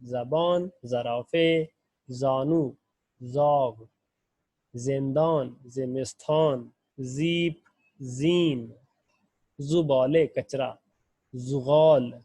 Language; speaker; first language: Persian; non-native, fluent; Urdu